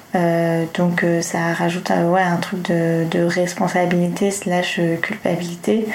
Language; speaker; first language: French; native; French